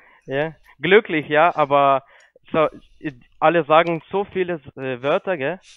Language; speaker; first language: German; non-native, fluent; Polish